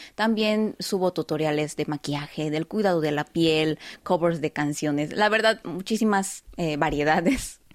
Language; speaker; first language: Spanish; early bilingual, heritage; Spanish